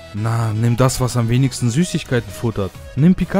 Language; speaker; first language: German; native; German